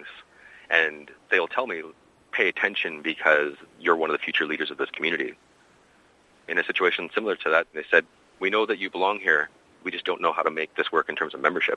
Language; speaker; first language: English; native; English